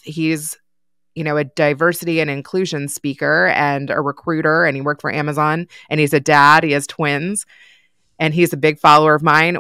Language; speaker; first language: English; native; English